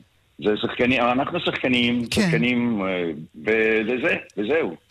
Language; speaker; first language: Hebrew; non-native, learner; Russian